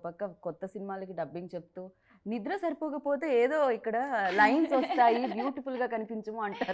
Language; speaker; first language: Telugu; native; Telugu